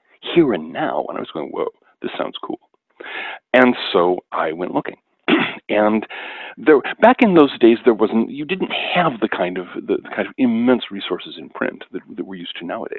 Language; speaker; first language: English; native; English